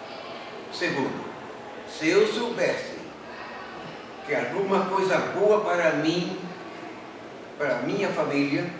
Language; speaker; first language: Portuguese; native; Portuguese